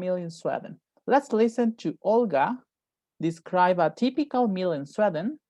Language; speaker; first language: English; non-native, fluent; Spanish